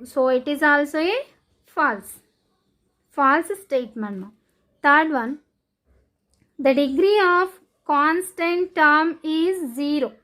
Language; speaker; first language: English; non-native, local second language; Telugu